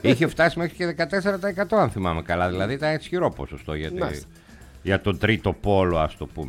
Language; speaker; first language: Greek; native; Greek